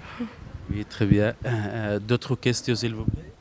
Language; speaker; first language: French; non-native, learner; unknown